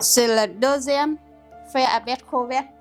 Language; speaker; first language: French; non-native, learner; Vietnamese